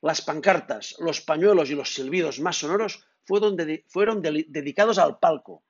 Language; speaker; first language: Spanish; non-native, local second language; Catalan